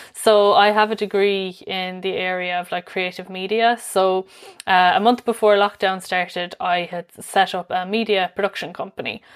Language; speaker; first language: English; native; English